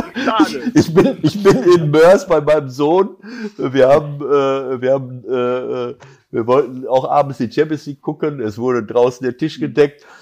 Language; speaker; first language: German; native; German